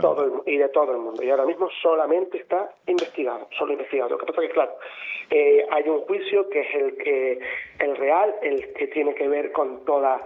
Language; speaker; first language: Spanish; native; Spanish